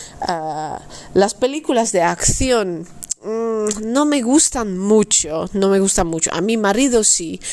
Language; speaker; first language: Spanish; non-native, fluent; Dutch